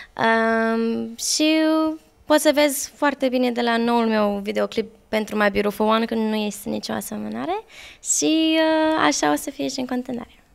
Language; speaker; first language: Romanian; early bilingual, heritage; Romanian